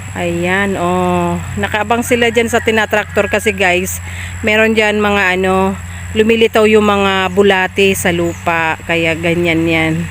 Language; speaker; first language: Filipino; non-native, local second language; Bikol